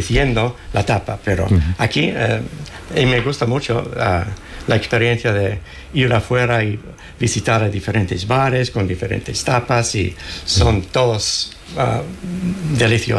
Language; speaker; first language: Spanish; non-native, learner; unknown